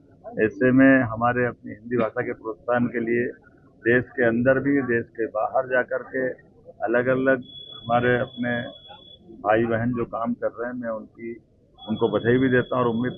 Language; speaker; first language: Hindi; native; Hindi